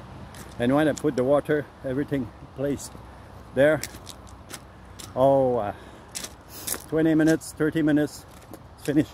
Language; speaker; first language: English; non-native, learner; French